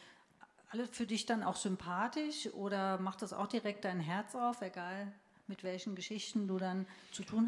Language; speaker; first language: German; native; German